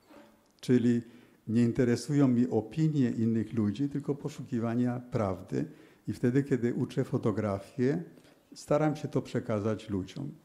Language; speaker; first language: Polish; early bilingual, heritage; Polish